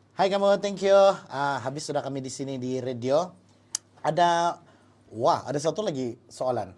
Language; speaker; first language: Malay; native; Malay